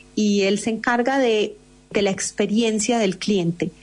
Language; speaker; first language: Spanish; native; Spanish